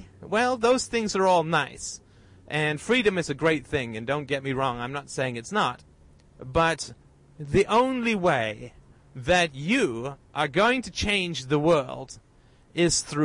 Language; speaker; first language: English; native; English